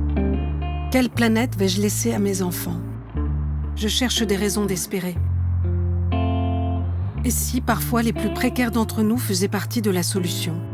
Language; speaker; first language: French; native; French